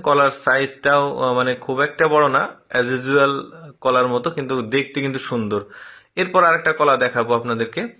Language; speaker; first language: Bangla; native; Bangla